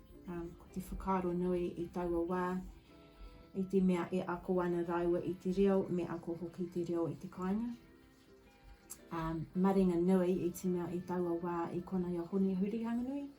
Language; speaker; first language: Māori; non-native, local second language; English